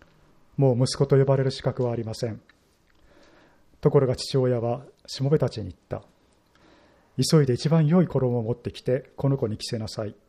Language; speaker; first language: Japanese; native; Japanese